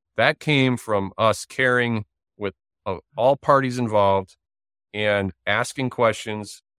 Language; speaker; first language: English; native; English